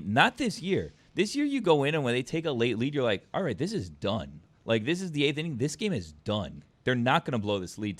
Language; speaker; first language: English; native; English